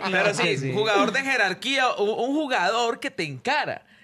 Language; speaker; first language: Spanish; native; Spanish